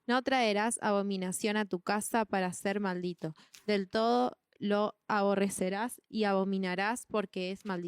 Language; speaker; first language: Spanish; native; Spanish